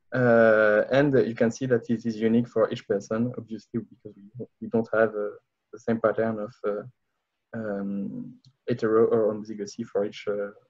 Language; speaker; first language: English; non-native, learner; French